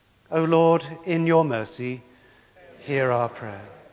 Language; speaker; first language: English; native; English